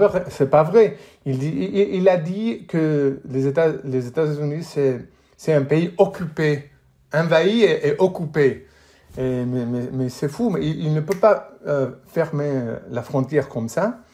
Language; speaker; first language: French; non-native, fluent; English